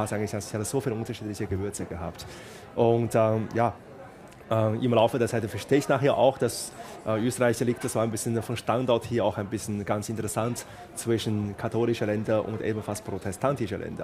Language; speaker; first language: German; non-native, fluent; Chinese